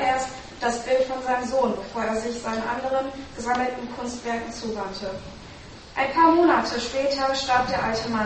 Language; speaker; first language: German; native; German